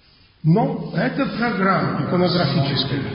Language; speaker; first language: Russian; non-native, fluent; Polish